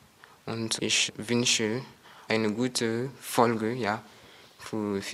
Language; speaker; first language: German; non-native, learner; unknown